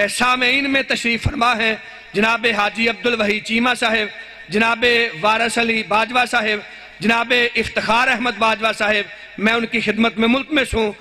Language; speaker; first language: Urdu; non-native, local second language; Punjabi